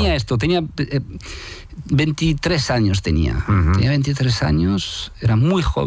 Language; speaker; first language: Spanish; non-native, fluent; French